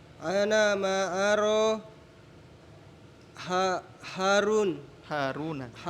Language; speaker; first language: Arabic; non-native, learner; Indonesian